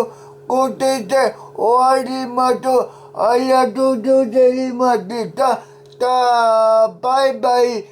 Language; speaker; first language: Japanese; non-native, learner; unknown